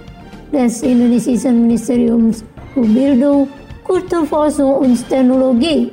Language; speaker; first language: German; non-native, fluent; Indonesian